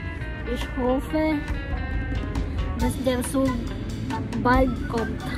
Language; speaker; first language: German; non-native, learner; Filipino